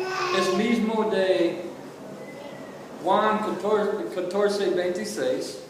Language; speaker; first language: Spanish; non-native, learner; English